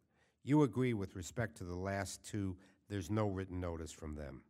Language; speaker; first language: English; native; English